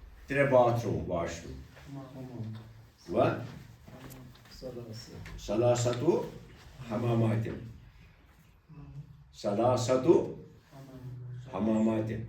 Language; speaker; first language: Arabic; non-native, fluent; Urdu